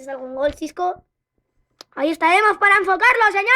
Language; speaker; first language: Spanish; native; Spanish